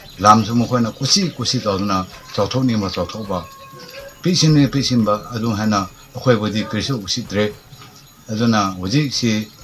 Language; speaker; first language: Manipuri; non-native, local second language; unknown